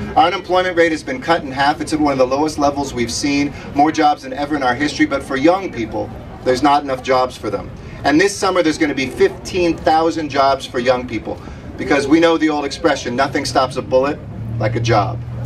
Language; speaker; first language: English; early bilingual, other home language; Spanish